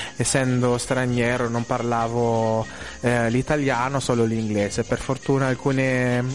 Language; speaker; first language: Italian; non-native, fluent; Filipino